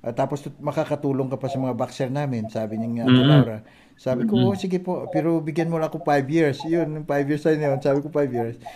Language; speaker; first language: Filipino; non-native, local second language; Cebuano